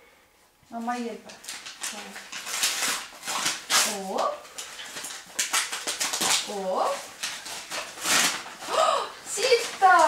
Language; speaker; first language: Swedish; non-native, fluent; Russian